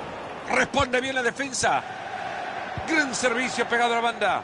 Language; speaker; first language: Spanish; native; Spanish